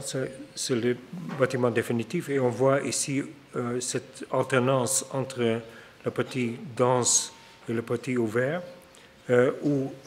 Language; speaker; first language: French; non-native, fluent; Dutch